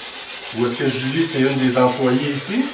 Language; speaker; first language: French; native; French